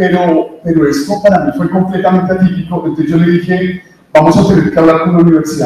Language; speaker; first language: Spanish; native; Spanish